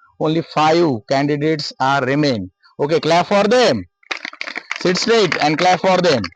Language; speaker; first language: English; non-native, local second language; Marathi